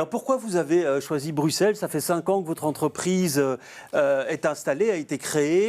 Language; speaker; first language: French; native; French